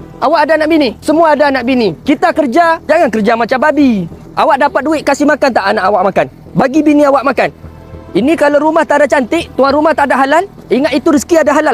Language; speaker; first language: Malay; non-native, local second language; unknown